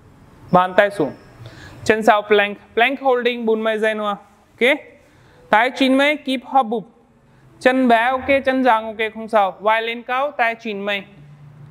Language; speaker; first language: Vietnamese; non-native, learner; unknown